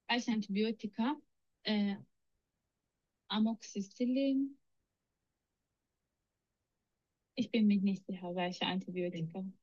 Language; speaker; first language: German; non-native, learner; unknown